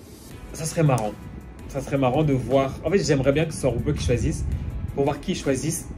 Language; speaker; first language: French; native; French